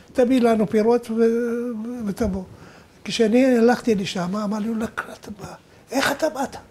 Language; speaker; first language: Hebrew; non-native, fluent; Arabic